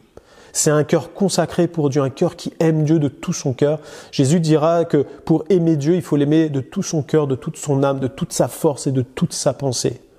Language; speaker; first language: French; native; French